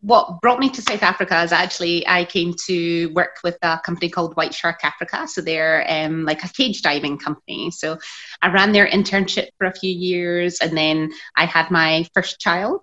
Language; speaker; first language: English; native; English